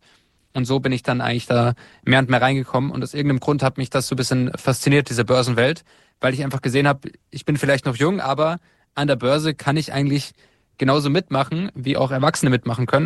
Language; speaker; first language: German; native; German